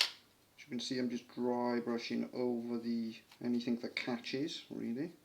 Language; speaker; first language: English; native; English